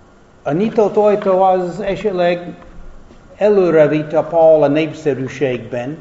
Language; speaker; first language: Hungarian; non-native, fluent; English